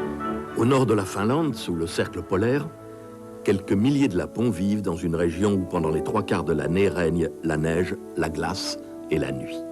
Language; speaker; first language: French; native; French